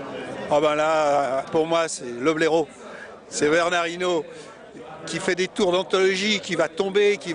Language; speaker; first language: French; native; French